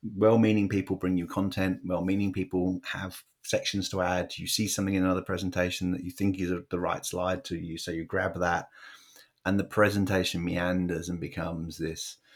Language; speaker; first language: English; native; English